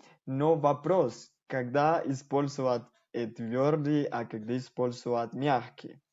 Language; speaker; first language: Russian; non-native, fluent; Spanish